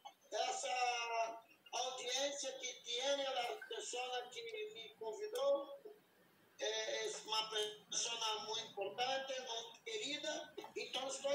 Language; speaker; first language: Spanish; non-native, learner; Portuguese